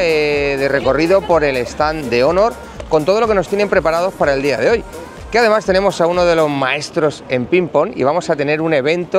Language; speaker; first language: Spanish; native; Spanish